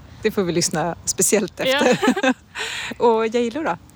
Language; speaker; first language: Swedish; native; Swedish